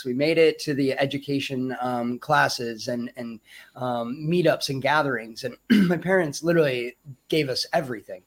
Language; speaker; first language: English; native; English